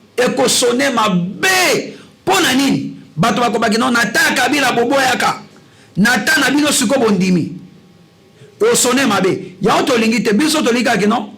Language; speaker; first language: Lingala; native; Lingala